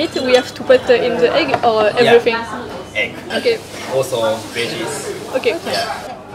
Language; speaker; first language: English; non-native, learner; French